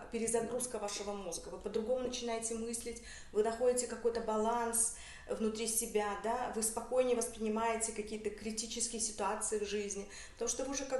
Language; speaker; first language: Russian; native; Russian